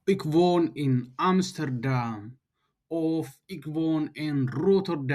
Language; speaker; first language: Dutch; non-native, fluent; Tigrinya